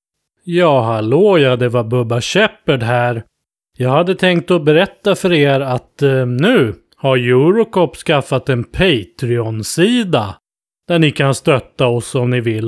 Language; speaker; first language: Swedish; native; Swedish